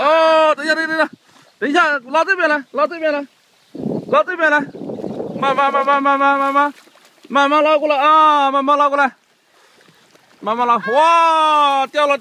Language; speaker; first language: Chinese; native; Chinese